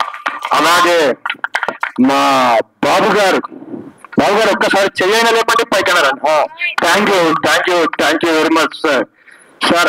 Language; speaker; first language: Telugu; native; Telugu